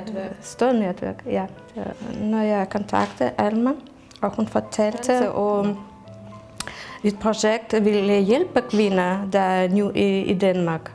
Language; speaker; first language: Danish; non-native, learner; Russian